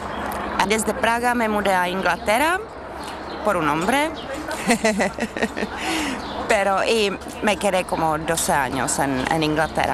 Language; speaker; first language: Spanish; non-native, fluent; Czech